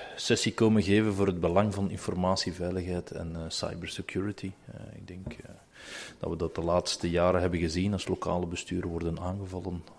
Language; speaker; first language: Dutch; native; Dutch